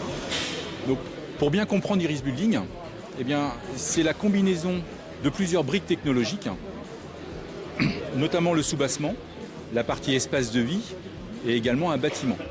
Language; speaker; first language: French; native; French